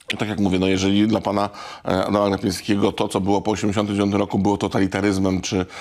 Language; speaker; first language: Polish; native; Polish